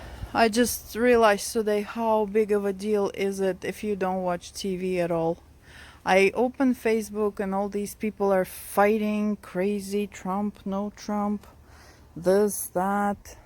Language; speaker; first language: English; non-native, fluent; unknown